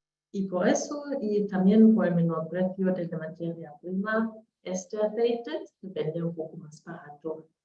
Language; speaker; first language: Spanish; non-native, learner; German